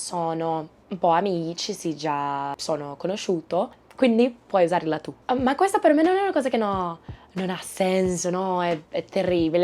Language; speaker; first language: Italian; non-native, learner; Portuguese